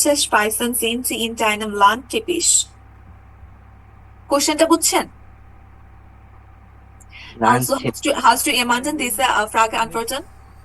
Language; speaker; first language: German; non-native, learner; Bangla